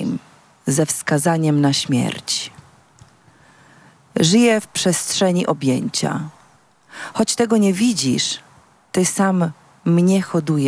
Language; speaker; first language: Polish; non-native, fluent; Italian